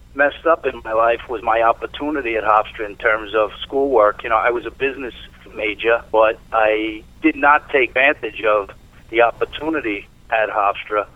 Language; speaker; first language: English; native; English